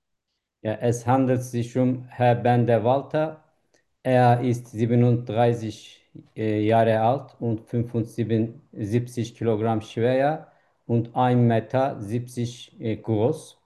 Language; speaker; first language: German; non-native, learner; Turkish